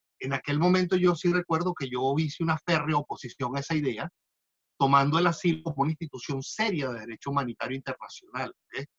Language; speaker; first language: Spanish; native; Spanish